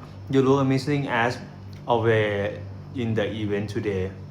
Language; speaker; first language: English; non-native, learner; Thai